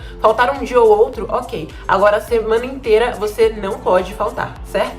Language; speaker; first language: Portuguese; native; Portuguese